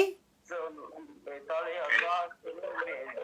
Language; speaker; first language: Italian; non-native, learner; Arabic